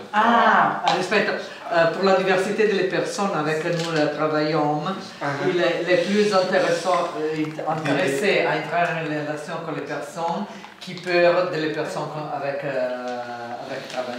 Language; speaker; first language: French; non-native, fluent; Italian